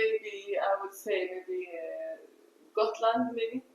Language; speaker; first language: English; non-native, fluent; Swedish